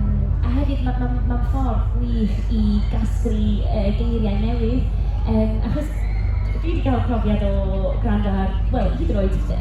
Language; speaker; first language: Welsh; non-native, local second language; English